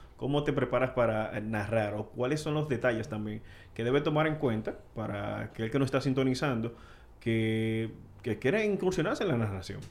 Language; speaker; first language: Spanish; native; Spanish